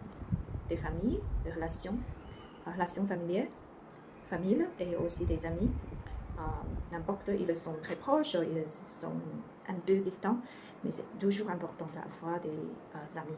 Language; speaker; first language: French; non-native, learner; Chinese